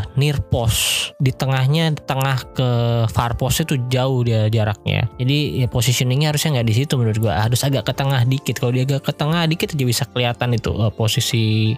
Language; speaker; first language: Indonesian; native; Indonesian